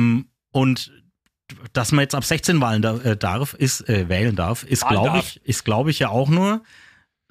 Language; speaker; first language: German; native; German